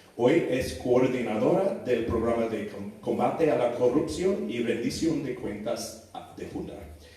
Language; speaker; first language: Spanish; non-native, fluent; English